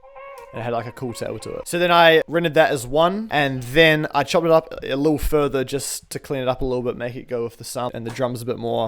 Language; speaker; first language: English; native; English